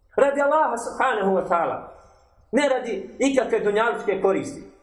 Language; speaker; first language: Bosnian; native; Bosnian